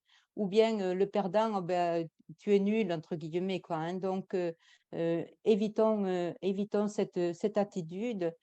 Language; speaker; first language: French; native; French